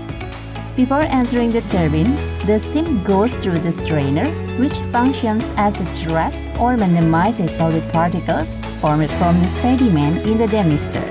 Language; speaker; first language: English; non-native, fluent; Indonesian